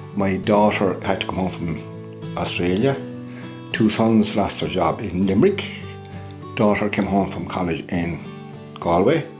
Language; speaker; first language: English; native; English